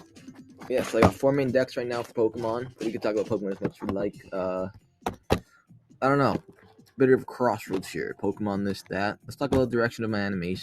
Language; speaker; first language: English; native; English